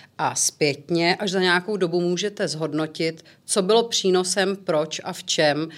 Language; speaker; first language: Czech; native; Czech